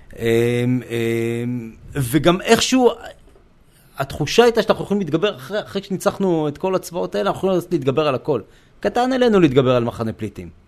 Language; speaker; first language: Hebrew; native; Hebrew